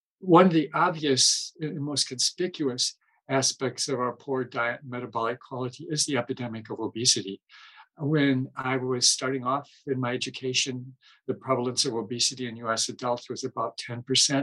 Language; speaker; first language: English; native; English